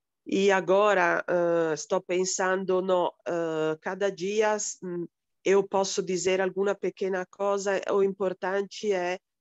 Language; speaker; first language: Portuguese; non-native, fluent; Italian